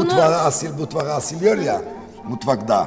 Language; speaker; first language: Turkish; non-native, learner; Georgian